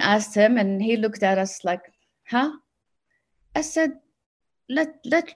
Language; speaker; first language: English; non-native, fluent; Arabic